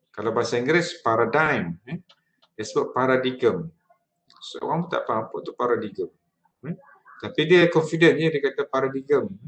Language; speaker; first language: Malay; native; Malay